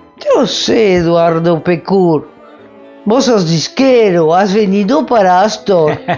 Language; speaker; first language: Spanish; non-native, fluent; French